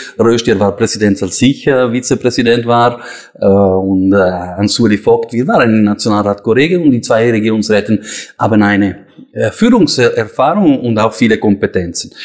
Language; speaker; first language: German; non-native, local second language; Italian